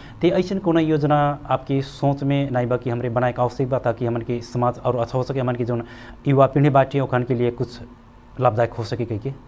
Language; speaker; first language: Bhojpuri; non-native, local second language; Dangaura Tharu